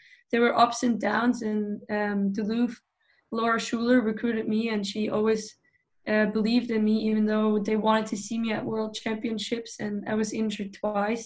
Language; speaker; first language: English; non-native, fluent; Swiss German